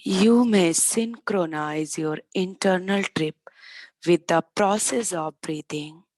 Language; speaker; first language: English; non-native, local second language; Hindi